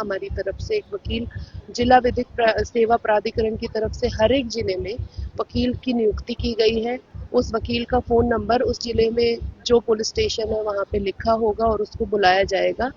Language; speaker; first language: Hindi; native; Hindi